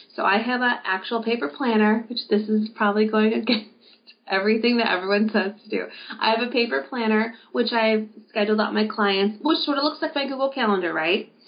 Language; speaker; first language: English; native; English